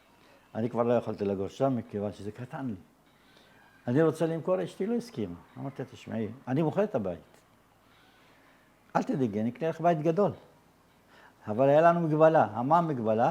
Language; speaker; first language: Hebrew; early bilingual, other home language; Arabic